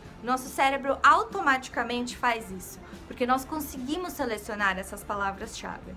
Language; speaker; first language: Portuguese; native; Portuguese